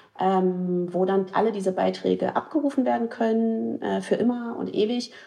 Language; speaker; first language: German; native; German